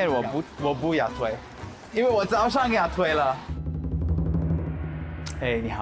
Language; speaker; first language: Chinese; non-native, learner; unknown